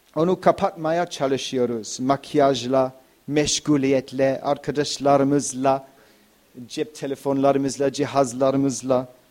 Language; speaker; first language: Turkish; non-native, fluent; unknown